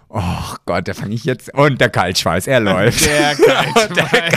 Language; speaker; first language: German; native; German